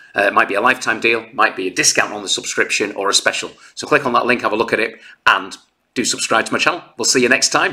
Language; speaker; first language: English; native; English